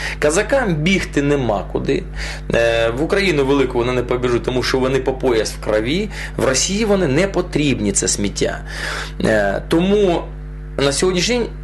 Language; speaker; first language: Ukrainian; non-native, local second language; Russian